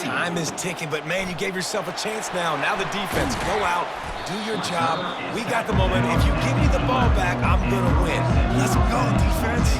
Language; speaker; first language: English; native; English